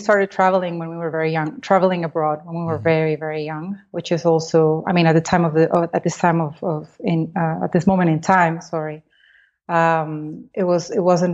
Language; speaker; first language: English; non-native, fluent; Spanish